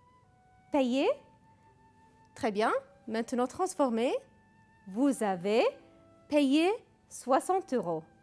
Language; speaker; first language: French; non-native, fluent; Arabic